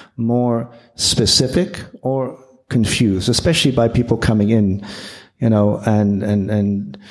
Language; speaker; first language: English; native; English